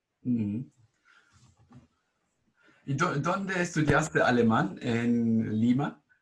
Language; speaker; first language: Spanish; non-native, fluent; German